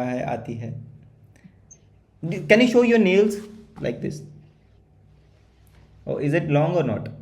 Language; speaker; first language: English; non-native, learner; Hindi